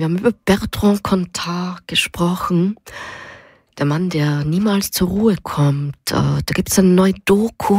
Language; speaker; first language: German; native; German